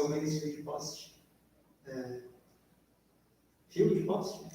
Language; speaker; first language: English; non-native, learner; Portuguese